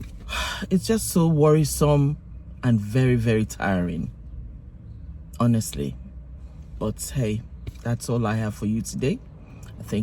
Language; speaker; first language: English; non-native, local second language; Yoruba